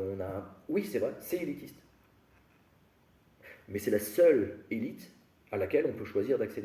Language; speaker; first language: French; native; French